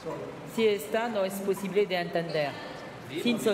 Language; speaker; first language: Spanish; non-native, learner; French